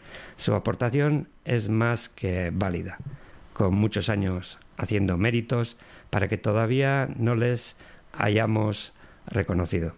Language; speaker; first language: Spanish; non-native, local second language; Basque